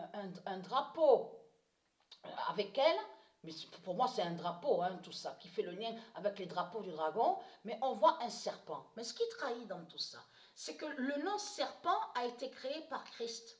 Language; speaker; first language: French; native; French